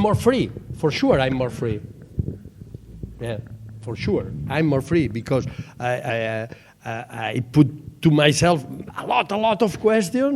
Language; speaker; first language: English; non-native, learner; Catalan